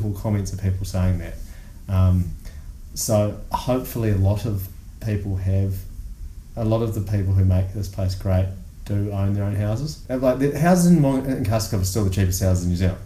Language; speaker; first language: English; native; English